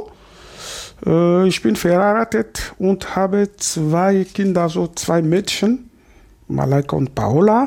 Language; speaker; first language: German; non-native, fluent; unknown